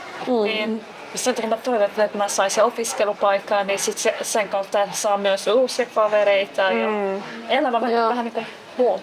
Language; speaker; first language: Finnish; non-native, fluent; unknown